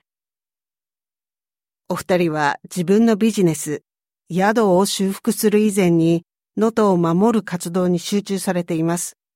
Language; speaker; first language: Japanese; native; Japanese